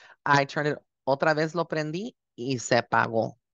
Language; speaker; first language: Spanish; early bilingual, heritage; Spanish